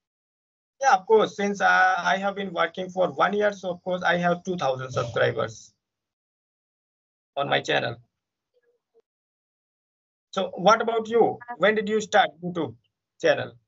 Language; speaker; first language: English; non-native, fluent; Hindi